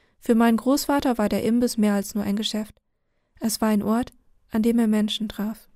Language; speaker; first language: German; early bilingual, other home language; Vietnamese